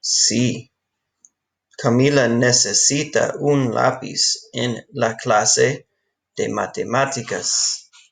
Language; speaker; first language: Spanish; non-native, fluent; English